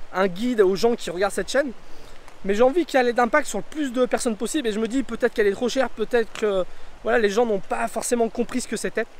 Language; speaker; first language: French; native; French